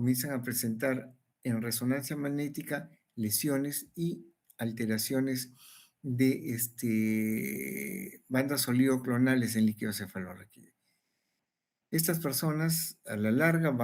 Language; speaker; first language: Spanish; native; Spanish